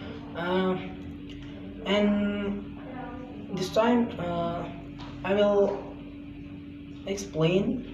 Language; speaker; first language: English; non-native, learner; Indonesian